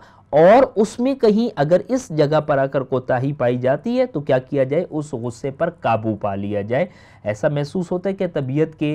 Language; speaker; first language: Urdu; native; Urdu